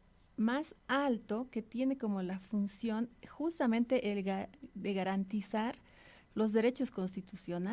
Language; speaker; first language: Spanish; native; Spanish